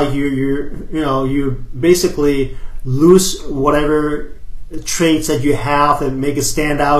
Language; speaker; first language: English; non-native, local second language; Cantonese